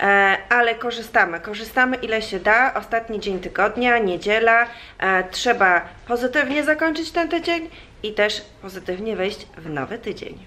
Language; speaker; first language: Polish; native; Polish